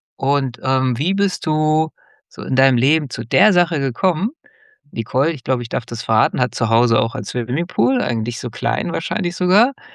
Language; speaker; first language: German; native; German